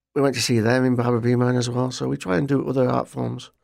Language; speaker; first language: English; native; English